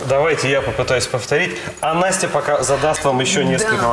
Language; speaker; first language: Russian; native; Russian